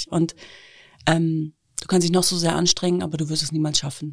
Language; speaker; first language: German; native; German